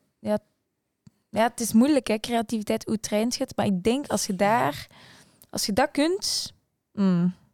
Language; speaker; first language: Dutch; native; Dutch